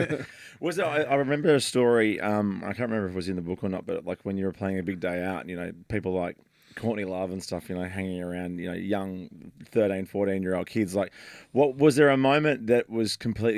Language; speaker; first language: English; native; English